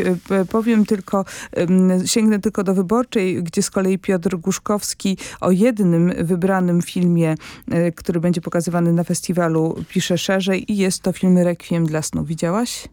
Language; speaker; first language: Polish; native; Polish